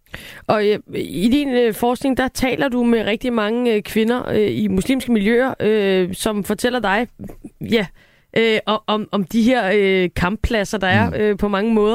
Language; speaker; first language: Danish; native; Danish